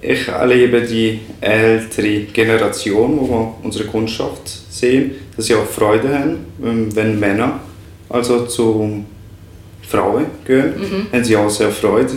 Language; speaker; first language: German; non-native, fluent; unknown